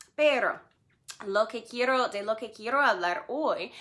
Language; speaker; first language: Spanish; non-native, fluent; English